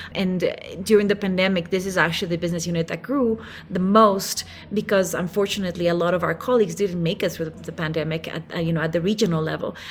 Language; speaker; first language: English; non-native, fluent; Spanish